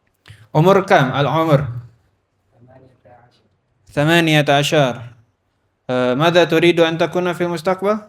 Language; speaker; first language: Arabic; non-native, learner; Indonesian